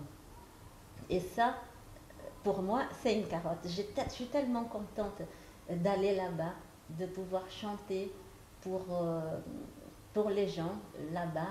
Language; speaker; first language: French; non-native, fluent; Portuguese